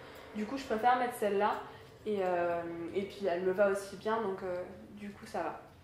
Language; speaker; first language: French; native; French